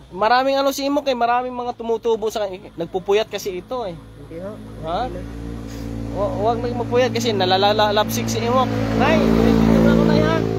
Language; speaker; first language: Filipino; non-native, local second language; Cebuano